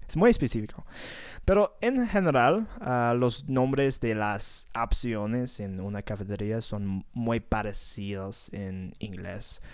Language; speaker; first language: Spanish; non-native, fluent; English